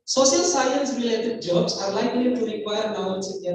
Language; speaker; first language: English; non-native, fluent; Indonesian